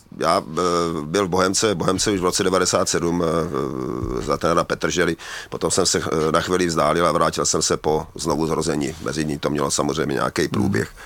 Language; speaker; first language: Czech; native; Czech